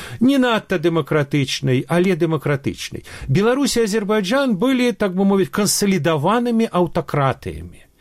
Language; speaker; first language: Belarusian; non-native, local second language; Russian